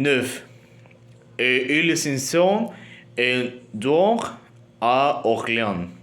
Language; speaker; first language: French; non-native, learner; Spanish